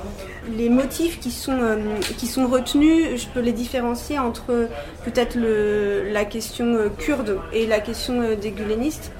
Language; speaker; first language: French; native; French